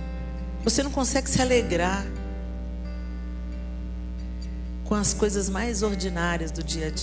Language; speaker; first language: Portuguese; native; Portuguese